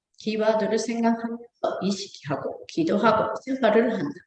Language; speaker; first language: Korean; non-native, learner; Japanese